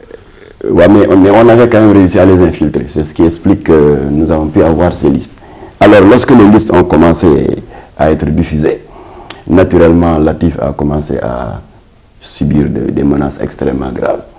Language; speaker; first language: French; non-native, local second language; Wolof